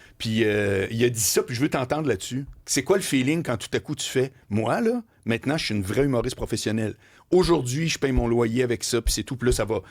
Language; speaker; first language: French; native; French